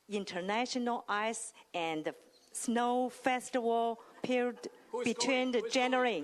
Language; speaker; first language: English; non-native, learner; Chinese